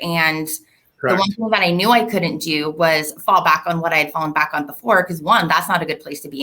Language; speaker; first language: English; native; English